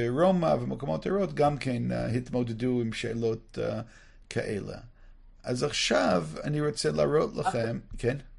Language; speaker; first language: Hebrew; non-native, fluent; English